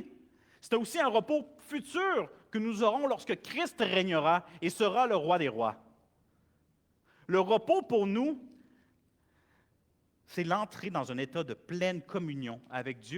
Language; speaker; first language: French; native; French